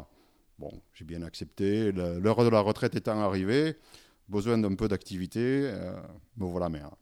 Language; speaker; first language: French; native; French